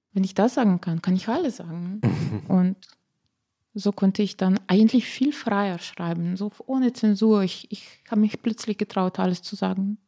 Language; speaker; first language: German; non-native, fluent; Slovenian